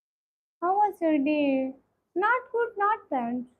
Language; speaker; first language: English; non-native, learner; Punjabi